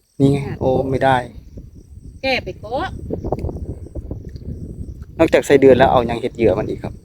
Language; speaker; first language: Thai; non-native, local second language; Northeastern Thai